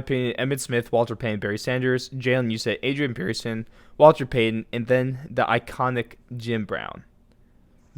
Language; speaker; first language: English; native; English